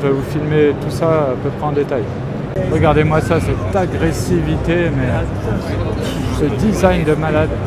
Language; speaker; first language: French; native; French